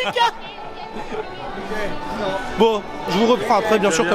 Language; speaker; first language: French; native; French